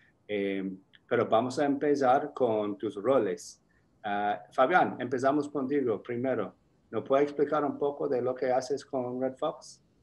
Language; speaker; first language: Spanish; non-native, fluent; English